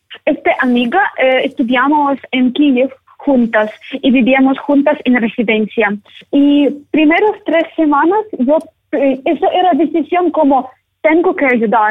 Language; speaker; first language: Spanish; non-native, learner; Ukrainian